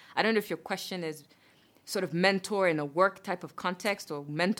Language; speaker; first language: English; non-native, fluent; French